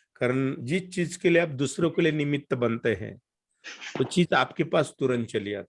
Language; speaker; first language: Hindi; non-native, local second language; Marathi